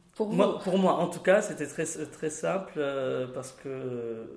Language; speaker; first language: French; non-native, local second language; Arabic